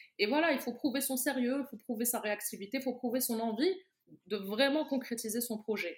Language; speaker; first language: French; non-native, local second language; Arabic